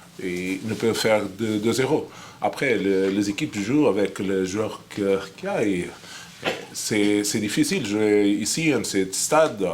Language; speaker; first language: French; non-native, fluent; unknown